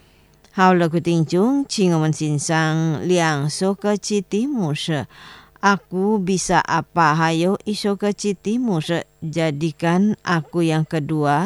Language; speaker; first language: Chinese; non-native, learner; Indonesian